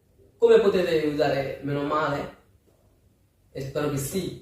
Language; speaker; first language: Italian; non-native, learner; Bangla